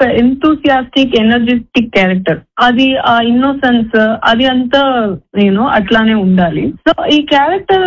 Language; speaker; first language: Telugu; non-native, fluent; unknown